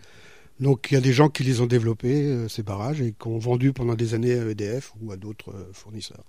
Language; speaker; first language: French; native; French